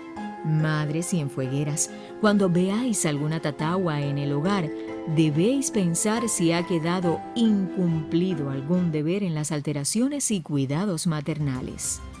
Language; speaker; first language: Spanish; native; Spanish